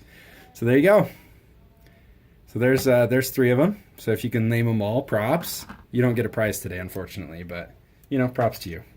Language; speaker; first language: English; native; English